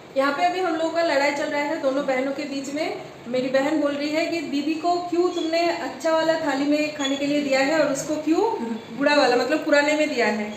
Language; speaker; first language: Hindi; non-native, local second language; Bangla